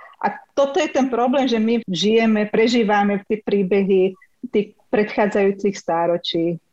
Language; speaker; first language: Slovak; non-native, local second language; Hungarian